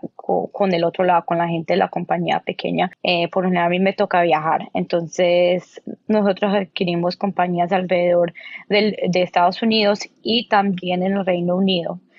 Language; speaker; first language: Spanish; native; Spanish